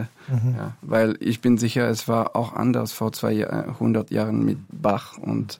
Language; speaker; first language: German; non-native, learner; French